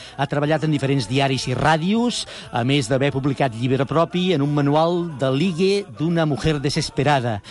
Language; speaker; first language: Catalan; native; Catalan